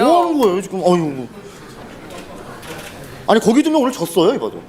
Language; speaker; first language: Korean; native; Korean